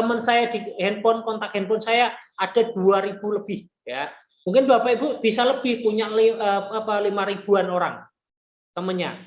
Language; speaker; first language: Indonesian; non-native, local second language; Javanese